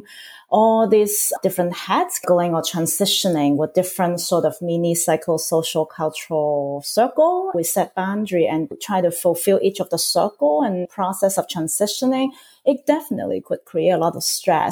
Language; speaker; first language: English; non-native, local second language; Cantonese